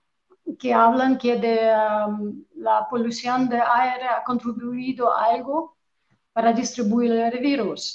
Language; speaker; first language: Spanish; non-native, fluent; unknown